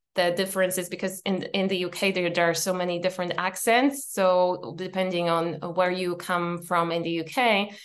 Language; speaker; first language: English; non-native, fluent; Polish